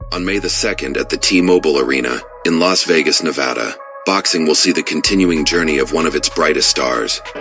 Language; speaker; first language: English; native; English